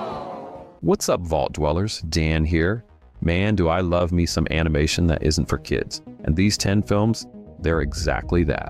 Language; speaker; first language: English; native; English